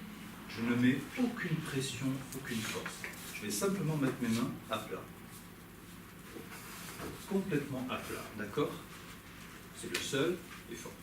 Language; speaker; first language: French; native; French